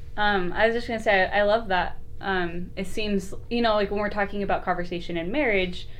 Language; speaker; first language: English; native; English